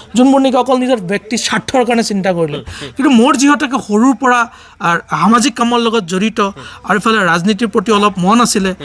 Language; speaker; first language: Assamese; non-native, local second language; Bangla